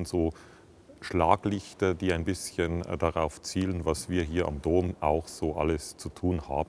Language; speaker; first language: German; native; German